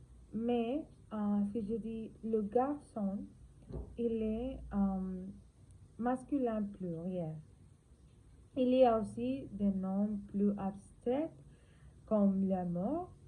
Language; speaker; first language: French; non-native, learner; Spanish